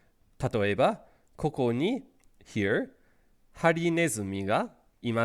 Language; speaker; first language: Japanese; non-native, fluent; English